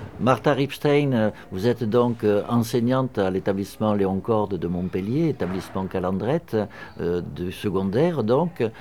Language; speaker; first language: French; native; French